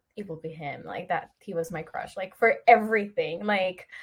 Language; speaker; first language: English; early bilingual, other home language; Spanish